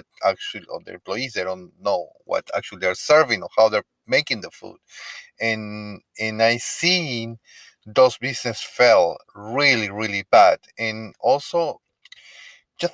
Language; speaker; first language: English; non-native, fluent; Spanish